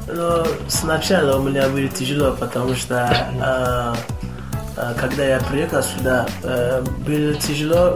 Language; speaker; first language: Russian; non-native, learner; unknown